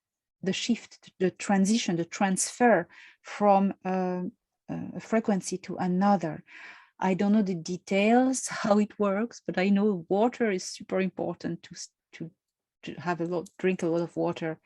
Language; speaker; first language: English; non-native, fluent; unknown